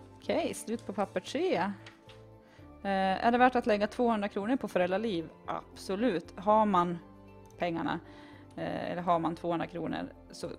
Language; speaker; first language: Swedish; native; Swedish